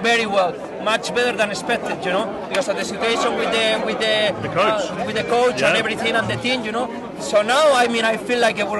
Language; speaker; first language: English; non-native, fluent; Spanish